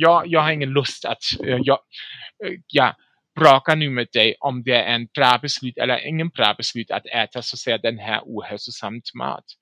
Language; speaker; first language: Swedish; non-native, fluent; German